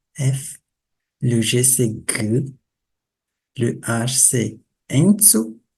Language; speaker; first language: French; non-native, local second language; Malagasy